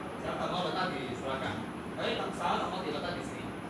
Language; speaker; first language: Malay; non-native, local second language; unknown